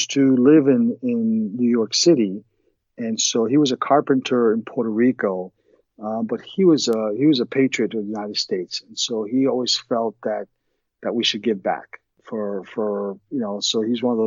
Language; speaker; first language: English; early bilingual, other home language; Spanish